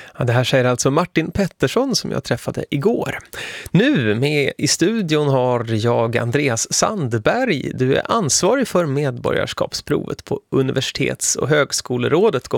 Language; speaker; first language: Swedish; native; Swedish